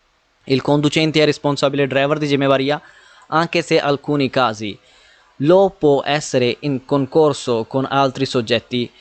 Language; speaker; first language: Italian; non-native, fluent; Punjabi